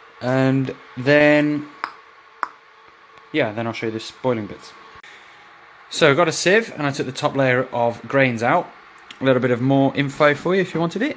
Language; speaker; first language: English; native; English